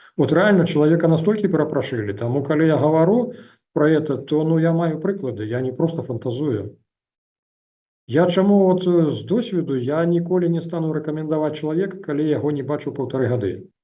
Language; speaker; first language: Belarusian; non-native, local second language; Russian